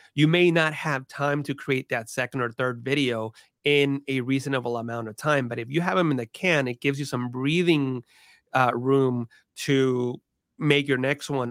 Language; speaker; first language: English; early bilingual, other home language; Spanish